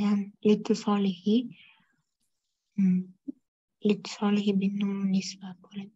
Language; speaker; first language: Arabic; non-native, learner; Uzbek